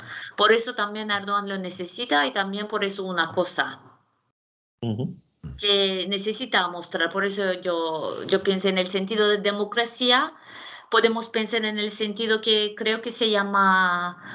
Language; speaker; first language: Spanish; non-native, fluent; Turkish